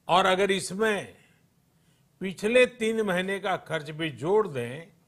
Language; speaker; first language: Hindi; non-native, local second language; Gujarati